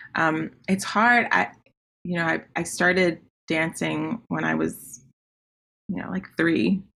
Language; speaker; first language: English; native; English